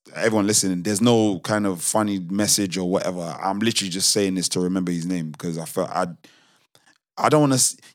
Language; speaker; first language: English; native; English